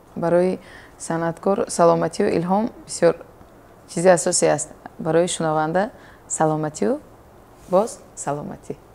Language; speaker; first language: Tajik; non-native, local second language; Uzbek